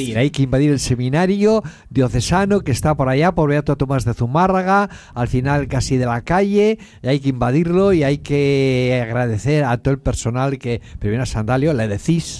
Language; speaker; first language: Spanish; native; Spanish